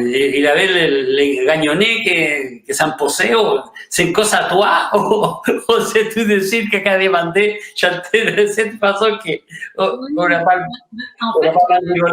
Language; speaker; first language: French; non-native, fluent; Spanish